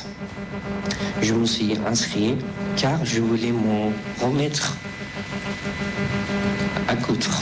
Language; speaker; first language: French; non-native, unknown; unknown